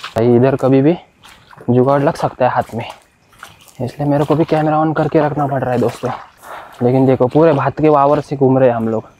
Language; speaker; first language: Hindi; non-native, local second language; Marathi